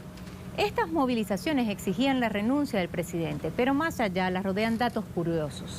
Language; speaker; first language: Spanish; native; Spanish